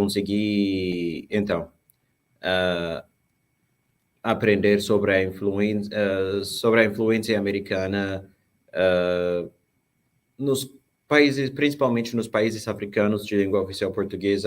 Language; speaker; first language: Portuguese; non-native, fluent; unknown